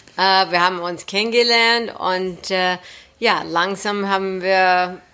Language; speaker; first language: German; non-native, fluent; English